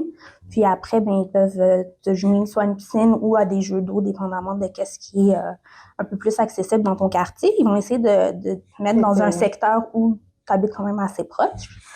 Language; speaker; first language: French; native; French